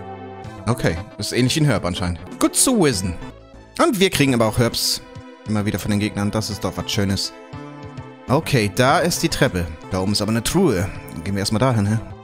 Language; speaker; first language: German; native; German